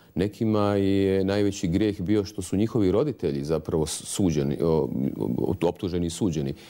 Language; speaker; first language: Croatian; native; Croatian